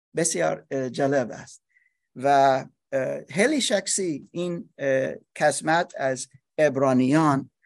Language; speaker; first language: Persian; non-native, learner; English